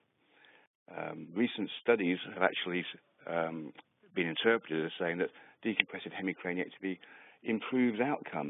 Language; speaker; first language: English; native; English